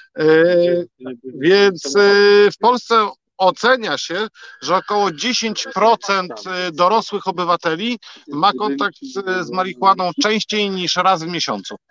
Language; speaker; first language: Polish; native; Polish